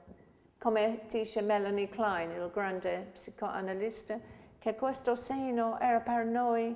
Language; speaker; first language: Italian; non-native, fluent; English